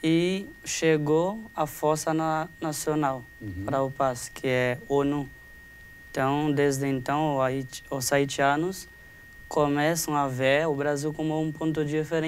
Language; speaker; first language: Portuguese; non-native, fluent; Haitian Creole